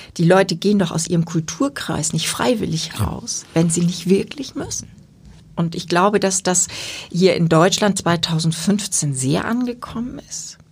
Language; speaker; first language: German; native; German